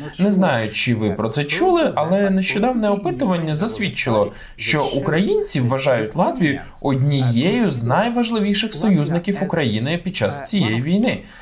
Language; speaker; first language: Ukrainian; native; Ukrainian